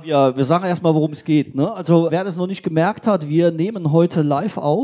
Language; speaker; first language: German; native; German